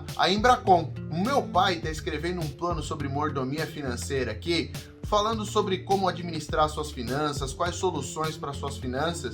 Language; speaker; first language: Portuguese; native; Portuguese